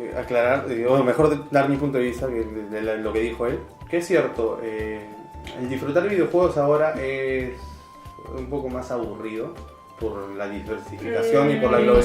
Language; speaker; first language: Spanish; native; Spanish